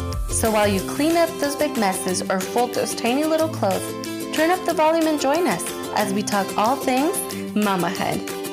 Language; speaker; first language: English; early bilingual, other home language; Spanish